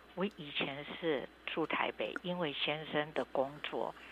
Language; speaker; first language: Chinese; non-native, local second language; Hakka Chinese